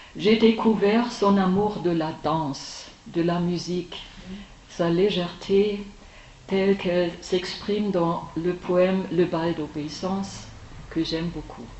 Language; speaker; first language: French; non-native, fluent; German